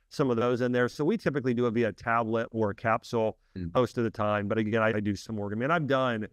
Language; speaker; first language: English; native; English